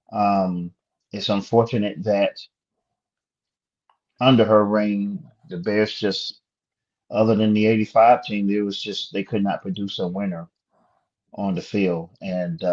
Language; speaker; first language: English; native; English